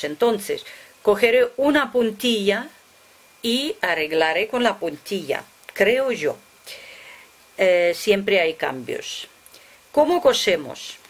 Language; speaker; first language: Spanish; non-native, fluent; Russian